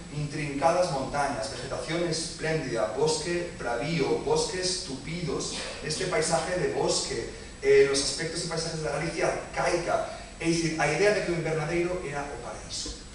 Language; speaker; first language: Spanish; native; Spanish